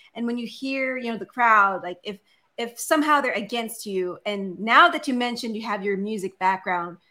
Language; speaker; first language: English; non-native, local second language; Filipino